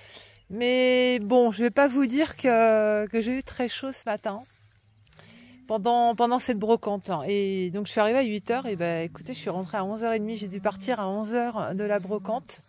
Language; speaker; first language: French; native; French